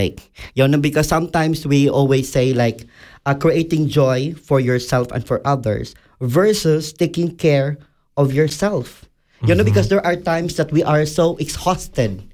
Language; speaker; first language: English; non-native, local second language; Cebuano